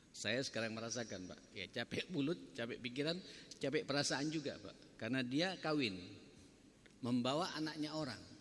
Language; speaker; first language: Indonesian; native; Indonesian